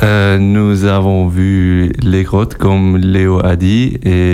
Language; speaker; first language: French; non-native, learner; German